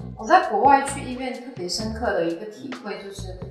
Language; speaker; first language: Chinese; non-native, local second language; Min Nan Chinese